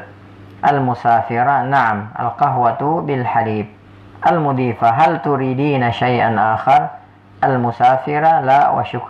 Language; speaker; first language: Arabic; non-native, fluent; Indonesian